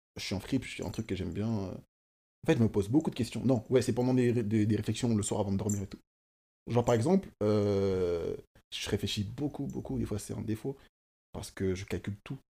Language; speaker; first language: French; early bilingual, other home language; Kongo